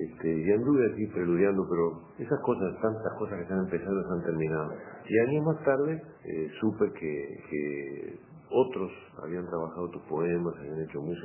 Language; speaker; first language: Spanish; native; Spanish